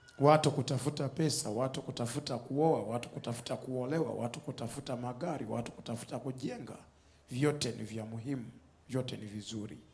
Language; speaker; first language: Swahili; non-native, fluent; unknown